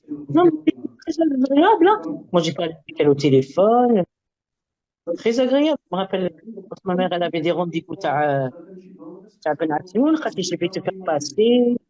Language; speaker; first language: French; non-native, local second language; Arabic